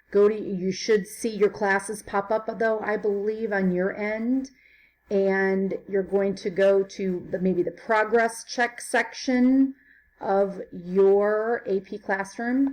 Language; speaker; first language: English; native; English